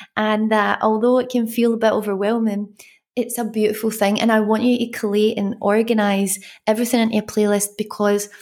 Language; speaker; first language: English; native; English